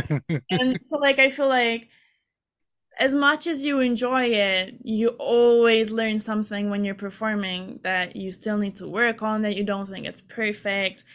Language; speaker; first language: English; non-native, fluent; Hungarian